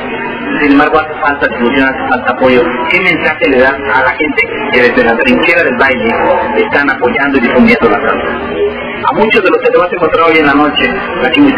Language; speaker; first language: Spanish; native; Spanish